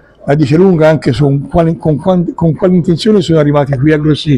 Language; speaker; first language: Italian; native; Italian